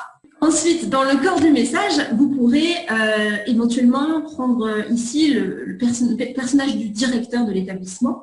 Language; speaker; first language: French; native; French